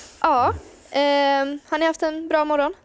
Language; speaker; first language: Swedish; native; Swedish